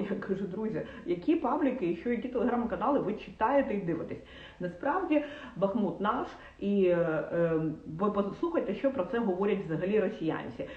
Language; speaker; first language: Ukrainian; non-native, local second language; Russian